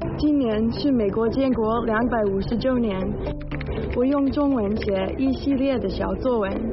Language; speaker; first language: Chinese; non-native, fluent; English